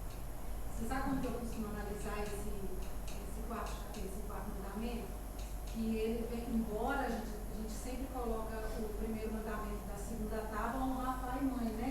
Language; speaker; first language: Portuguese; native; Portuguese